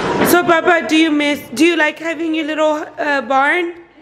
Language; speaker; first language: English; early bilingual, other home language; Spanish